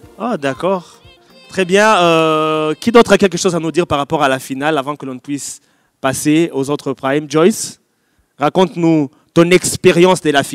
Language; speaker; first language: French; non-native, local second language; Lingala